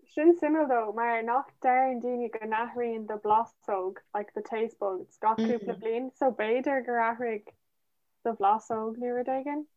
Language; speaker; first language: Irish; non-native, local second language; English